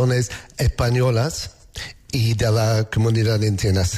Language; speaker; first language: Spanish; non-native, learner; English